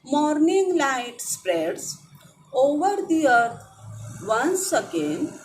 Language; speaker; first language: English; non-native, local second language; Marathi